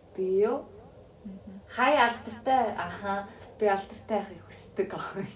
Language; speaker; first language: Mongolian; early bilingual, heritage; Mongolian